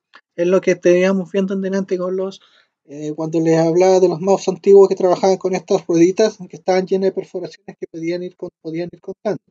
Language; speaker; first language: Spanish; native; Spanish